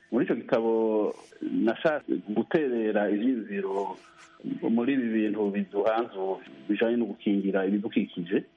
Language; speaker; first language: Rundi; native; Rundi